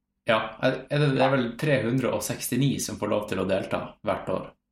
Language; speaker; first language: Norwegian; native; Norwegian